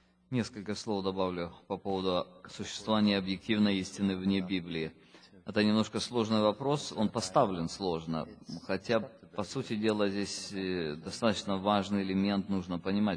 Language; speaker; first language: Russian; native; Russian